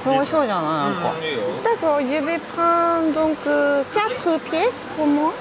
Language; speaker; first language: French; non-native, learner; Japanese